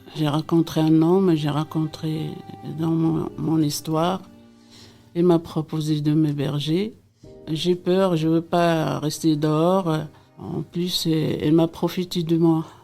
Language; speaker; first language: French; non-native, local second language; Arabic